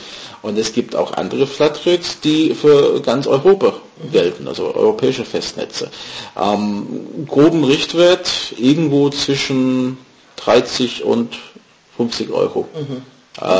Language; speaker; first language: German; non-native, fluent; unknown